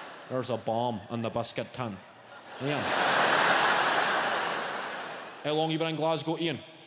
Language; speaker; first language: English; native; English